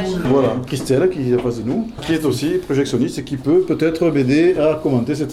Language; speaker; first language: French; native; French